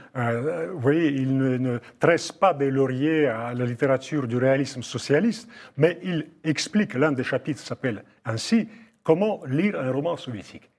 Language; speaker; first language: French; non-native, fluent; Russian